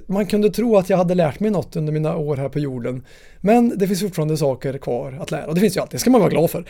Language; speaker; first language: Swedish; native; Swedish